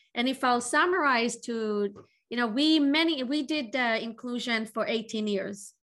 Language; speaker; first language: English; non-native, fluent; Hebrew